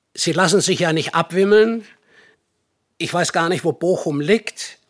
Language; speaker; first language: German; native; German